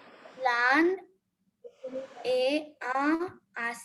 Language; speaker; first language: French; non-native, learner; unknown